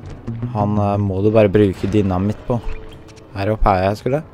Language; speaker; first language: Norwegian; native; Norwegian